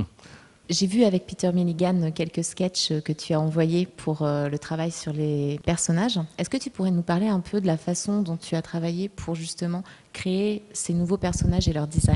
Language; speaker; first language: French; native; French